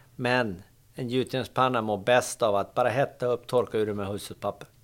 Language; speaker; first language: Swedish; native; Swedish